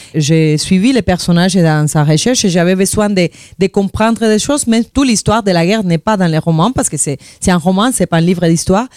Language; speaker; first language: French; non-native, fluent; Spanish